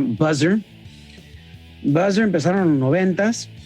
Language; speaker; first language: Spanish; early bilingual, heritage; Spanish